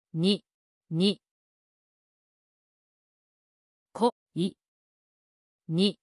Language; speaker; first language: Japanese; non-native, learner; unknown